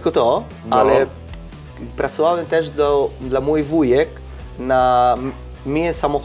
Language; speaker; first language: Polish; non-native, learner; Italian